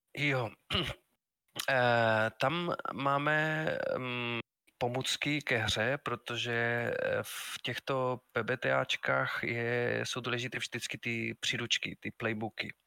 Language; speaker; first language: Czech; non-native, fluent; Spanish